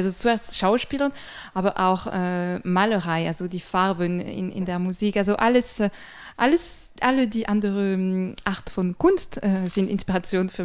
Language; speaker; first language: German; non-native, fluent; French